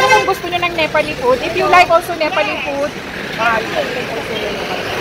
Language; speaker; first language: Filipino; native; Filipino